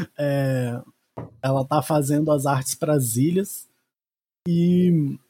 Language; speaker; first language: Portuguese; native; Portuguese